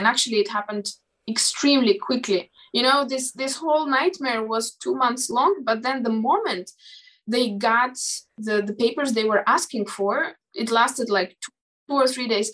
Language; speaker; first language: English; non-native, fluent; Romanian